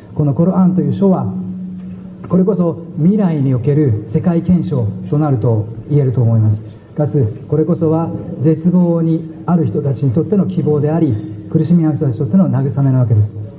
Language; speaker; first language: Japanese; native; Japanese